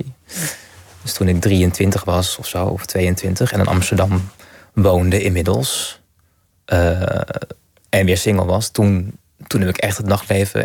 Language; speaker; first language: Dutch; native; Dutch